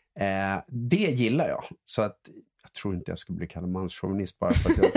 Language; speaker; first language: Swedish; native; Swedish